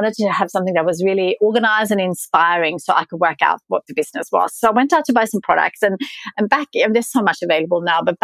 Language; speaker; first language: English; non-native, fluent; Swedish